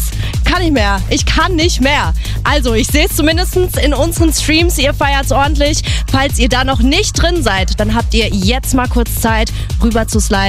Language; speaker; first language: German; native; German